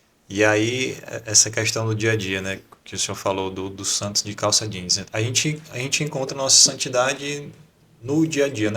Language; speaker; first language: Portuguese; native; Portuguese